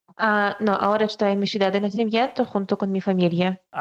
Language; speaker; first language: Spanish; non-native, fluent; Ukrainian